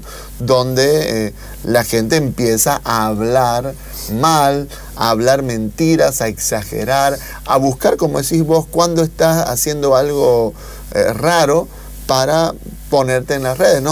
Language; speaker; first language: Spanish; native; Spanish